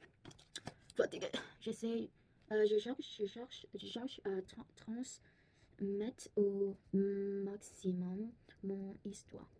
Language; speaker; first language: French; non-native, learner; Korean